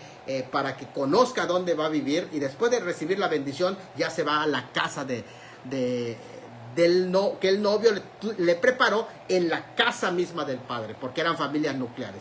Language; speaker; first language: Spanish; native; Spanish